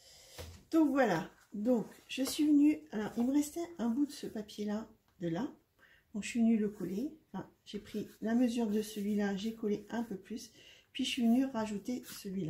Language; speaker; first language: French; native; French